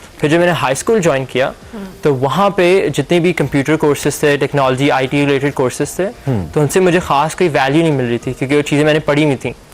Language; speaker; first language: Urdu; native; Urdu